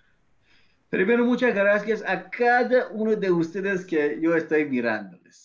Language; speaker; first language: Spanish; non-native, fluent; Persian